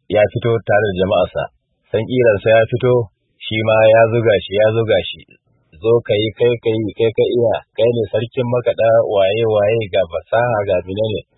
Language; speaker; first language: Hausa; native; Hausa